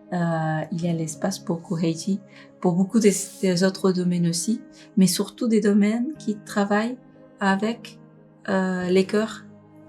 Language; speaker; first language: French; non-native, fluent; Spanish